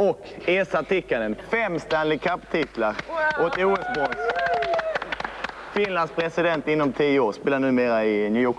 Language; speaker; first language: Swedish; native; Swedish